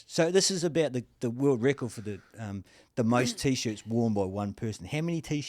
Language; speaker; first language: English; native; English